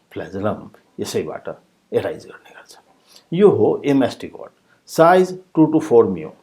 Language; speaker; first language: Nepali; native; Nepali